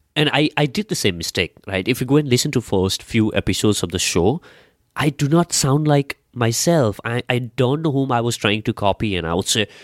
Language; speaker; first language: English; non-native, local second language; Nepali